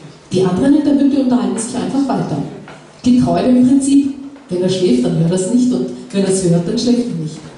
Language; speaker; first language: German; native; German